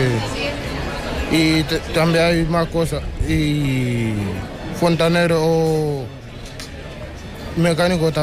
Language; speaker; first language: Spanish; non-native, learner; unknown